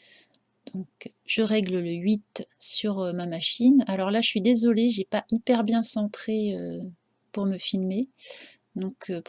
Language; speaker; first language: French; native; French